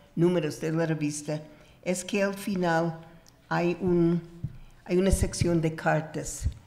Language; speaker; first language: Spanish; non-native, fluent; English